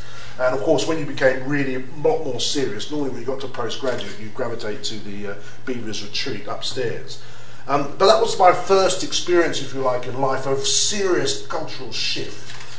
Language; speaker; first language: English; native; English